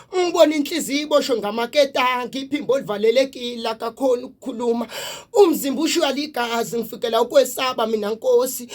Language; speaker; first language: Zulu; native; Zulu